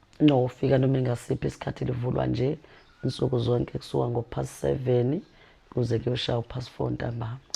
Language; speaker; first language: Zulu; native; Zulu